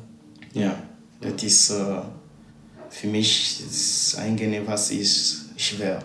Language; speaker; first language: German; non-native, learner; Ewe